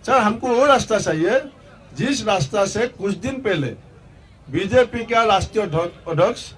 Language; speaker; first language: Hindi; non-native, local second language; Assamese